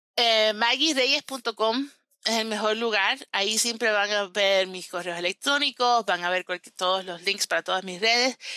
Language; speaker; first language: Spanish; early bilingual, heritage; Spanish